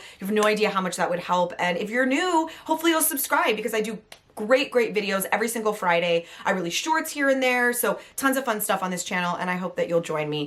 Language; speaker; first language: English; native; English